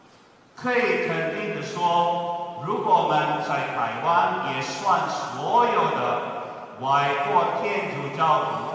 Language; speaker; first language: Chinese; non-native, fluent; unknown